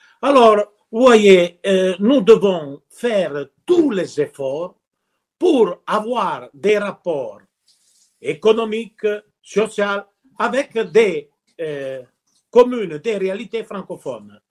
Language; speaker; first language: French; non-native, local second language; Italian